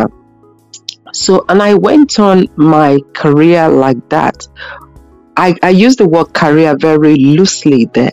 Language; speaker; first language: English; non-native, local second language; Yoruba